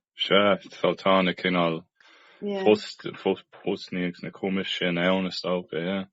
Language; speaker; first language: Irish; non-native, local second language; English